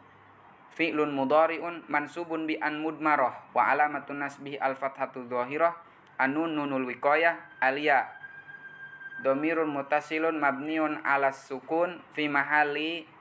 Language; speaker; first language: Arabic; non-native, fluent; Indonesian